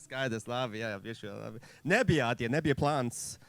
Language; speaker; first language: Latvian; non-native, learner; English